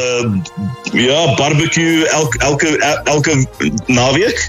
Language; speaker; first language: Dutch; non-native, learner; Afrikaans